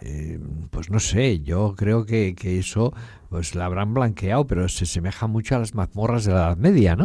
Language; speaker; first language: Spanish; native; Spanish